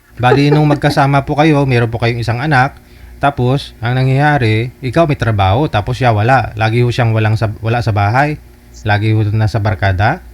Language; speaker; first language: Filipino; native; Filipino